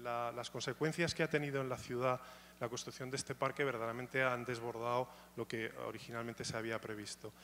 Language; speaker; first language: Spanish; native; Spanish